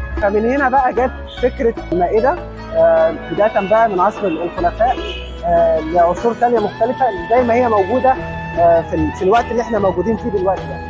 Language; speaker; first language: Arabic; native; Arabic